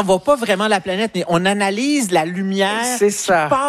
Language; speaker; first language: French; native; French